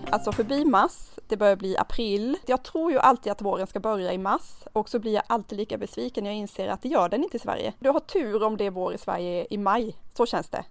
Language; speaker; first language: Swedish; native; Swedish